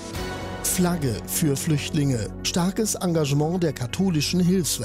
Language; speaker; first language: German; native; German